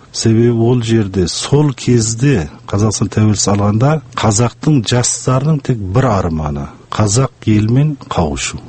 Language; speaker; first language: Kazakh; early bilingual, heritage; Kazakh